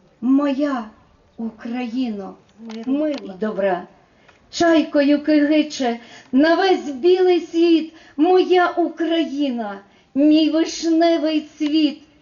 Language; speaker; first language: Ukrainian; native; Ukrainian